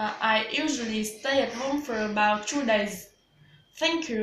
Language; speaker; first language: English; non-native, learner; Vietnamese